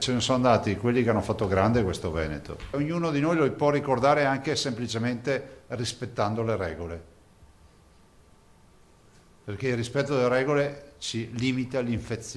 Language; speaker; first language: Italian; native; Italian